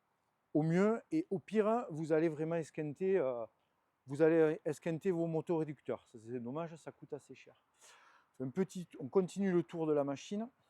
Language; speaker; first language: French; native; French